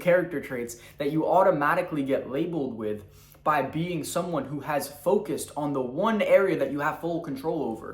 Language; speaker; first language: English; native; English